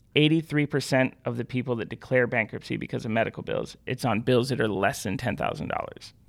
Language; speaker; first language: English; native; English